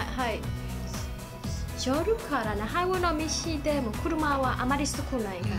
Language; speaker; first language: Japanese; non-native, learner; Burmese